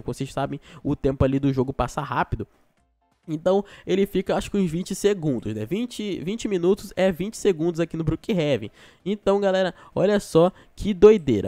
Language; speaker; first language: Portuguese; native; Portuguese